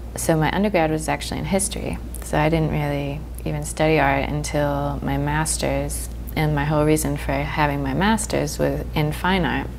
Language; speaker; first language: English; native; English